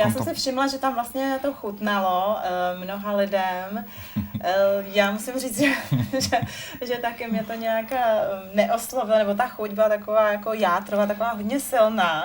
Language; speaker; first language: Czech; native; Czech